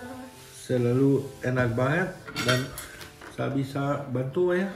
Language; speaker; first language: Indonesian; non-native, learner; French